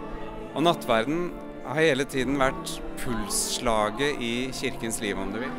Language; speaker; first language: Norwegian; native; Norwegian